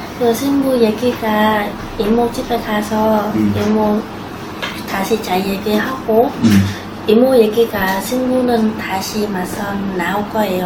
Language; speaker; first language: Korean; non-native, learner; Vietnamese